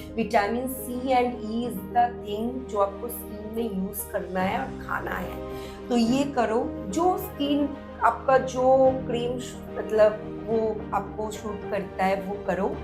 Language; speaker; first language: Hindi; non-native, local second language; Bangla